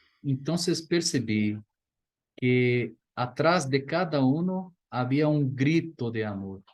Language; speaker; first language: Spanish; non-native, fluent; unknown